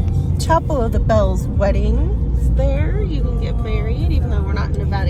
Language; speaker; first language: English; native; English